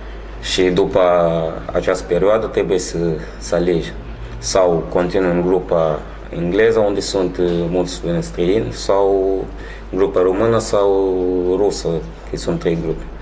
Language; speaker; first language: Romanian; non-native, fluent; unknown